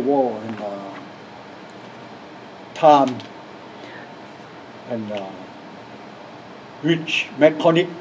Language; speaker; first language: English; non-native, learner; Lao